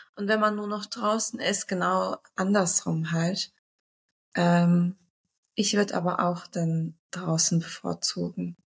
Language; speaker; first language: German; early bilingual, other home language; Turkish